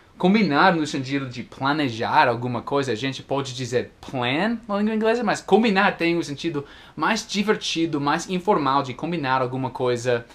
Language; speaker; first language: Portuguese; non-native, fluent; English